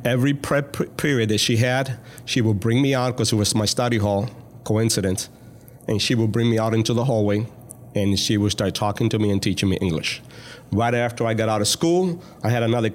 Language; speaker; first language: English; early bilingual, other home language; Spanish